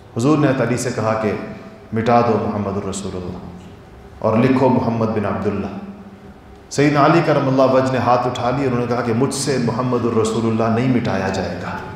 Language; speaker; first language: Urdu; native; Urdu